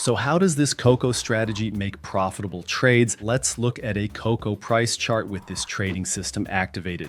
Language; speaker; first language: English; native; English